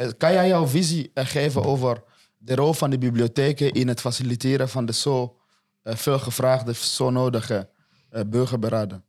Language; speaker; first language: Dutch; non-native, fluent; Swahili